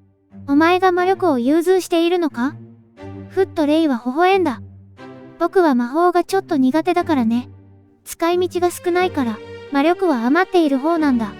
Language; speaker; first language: Japanese; native; Japanese